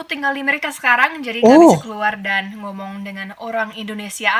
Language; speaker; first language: Indonesian; non-native, fluent; English